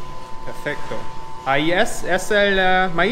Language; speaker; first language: Spanish; non-native, learner; German